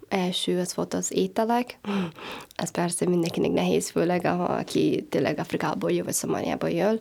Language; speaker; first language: Hungarian; non-native, fluent; Somali